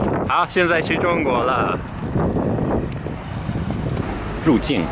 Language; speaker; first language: Chinese; non-native, fluent; English